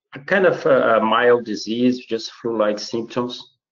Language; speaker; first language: English; non-native, fluent; Portuguese